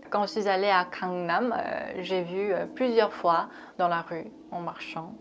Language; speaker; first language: French; non-native, fluent; Korean